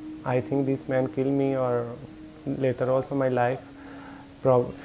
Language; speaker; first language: English; non-native, learner; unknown